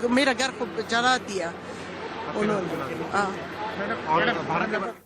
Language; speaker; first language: Hindi; non-native, learner; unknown